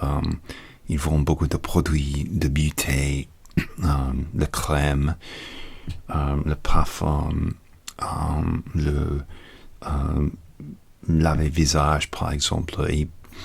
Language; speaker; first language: French; non-native, learner; English